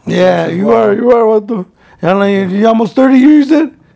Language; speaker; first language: English; early bilingual, other home language; Spanish